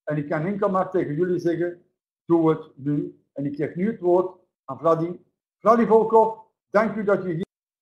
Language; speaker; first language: Dutch; native; Dutch